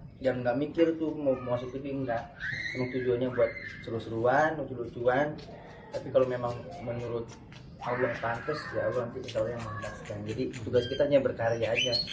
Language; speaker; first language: Indonesian; native; Indonesian